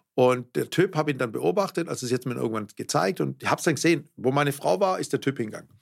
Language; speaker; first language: German; native; German